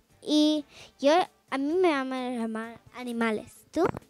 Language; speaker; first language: Spanish; early bilingual, heritage; Spanish